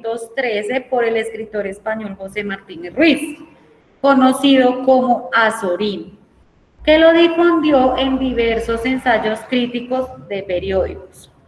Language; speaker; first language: Spanish; native; Spanish